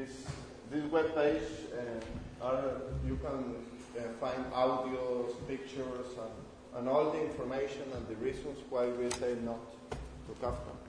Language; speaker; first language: English; non-native, learner; Spanish